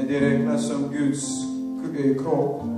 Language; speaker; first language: Swedish; non-native, learner; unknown